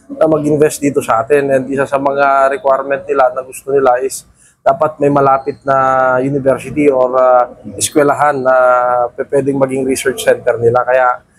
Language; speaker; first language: Filipino; non-native, local second language; Iloko